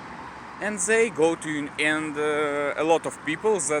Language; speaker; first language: English; non-native, learner; Russian